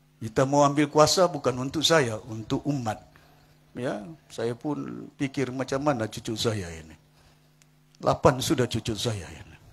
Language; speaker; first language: Malay; non-native, local second language; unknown